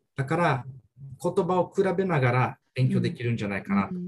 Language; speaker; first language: Japanese; early bilingual, heritage; Japanese